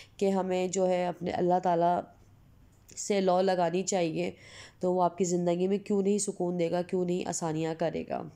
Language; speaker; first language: Hindi; native; Hindi